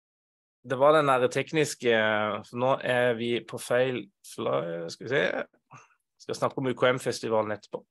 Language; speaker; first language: Norwegian; native; Norwegian